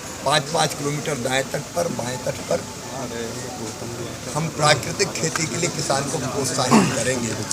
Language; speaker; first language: Hindi; native; Hindi